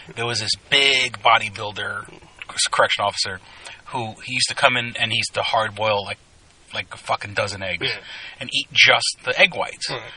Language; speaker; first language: English; early bilingual, other home language; Spanish